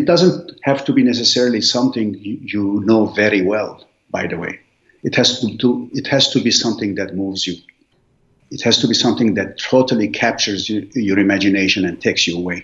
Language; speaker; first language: English; non-native, fluent; Arabic